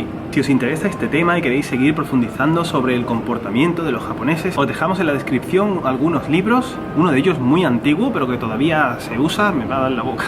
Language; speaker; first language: Spanish; native; Spanish